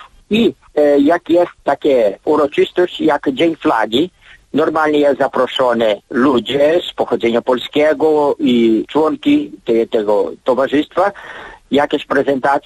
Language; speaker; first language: Polish; early bilingual, heritage; Polish